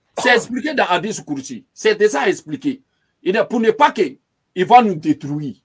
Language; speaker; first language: French; non-native, local second language; Lingala